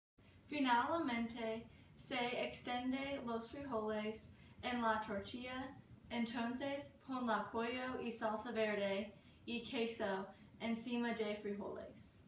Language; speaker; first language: Spanish; non-native, learner; English